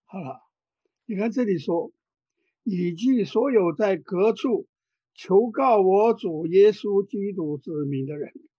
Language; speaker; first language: Chinese; native; Chinese